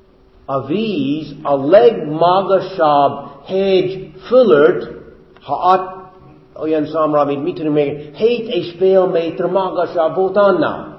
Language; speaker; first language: Hungarian; non-native, fluent; English